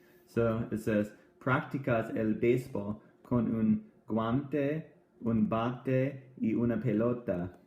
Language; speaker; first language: Spanish; non-native, fluent; English